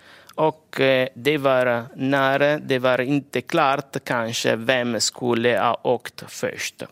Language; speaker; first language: Swedish; non-native, fluent; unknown